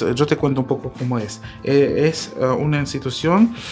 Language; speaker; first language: Spanish; non-native, fluent; Russian